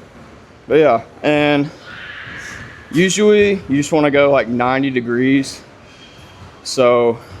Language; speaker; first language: English; native; English